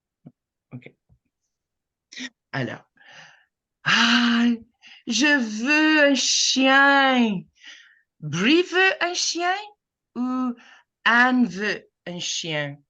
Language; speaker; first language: French; non-native, fluent; English